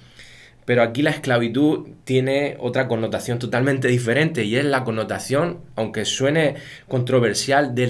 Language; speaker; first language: Spanish; native; Spanish